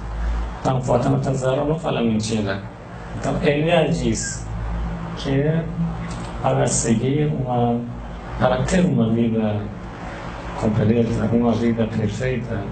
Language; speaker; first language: Portuguese; non-native, learner; Persian